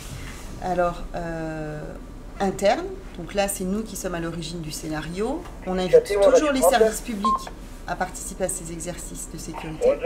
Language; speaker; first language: French; native; French